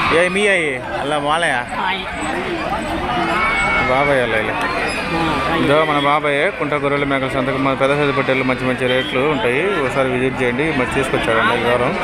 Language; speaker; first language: Telugu; native; Telugu